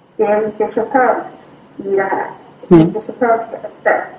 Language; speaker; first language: Swedish; non-native, fluent; Thai